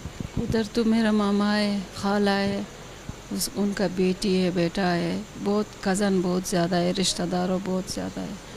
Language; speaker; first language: Hindi; non-native, learner; Persian